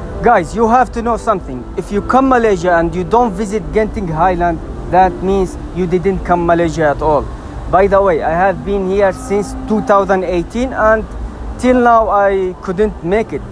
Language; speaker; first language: English; non-native, fluent; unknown